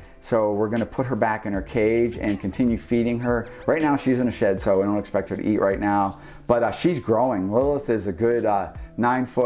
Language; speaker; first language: English; native; English